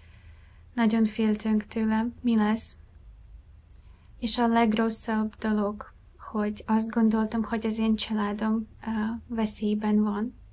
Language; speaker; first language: Hungarian; non-native, fluent; Ukrainian